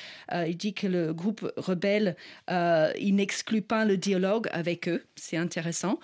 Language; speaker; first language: French; non-native, fluent; English